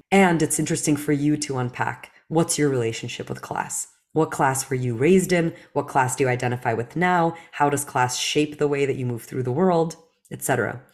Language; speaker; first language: English; early bilingual, other home language; Russian